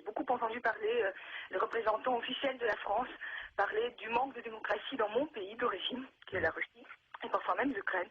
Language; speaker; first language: French; non-native, fluent; Russian